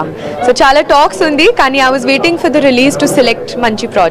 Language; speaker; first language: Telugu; non-native, learner; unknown